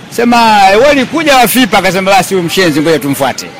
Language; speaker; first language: Swahili; non-native, local second language; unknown